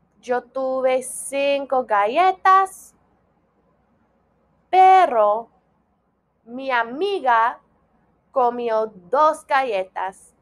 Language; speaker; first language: Spanish; non-native, fluent; English